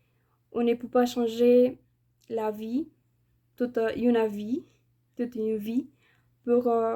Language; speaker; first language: French; non-native, fluent; Spanish